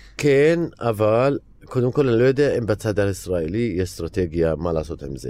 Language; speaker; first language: Hebrew; non-native, local second language; Arabic